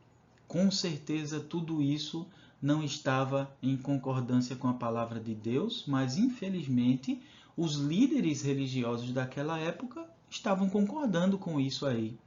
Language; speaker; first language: Portuguese; native; Portuguese